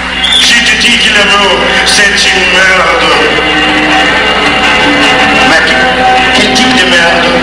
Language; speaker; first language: French; non-native, learner; Portuguese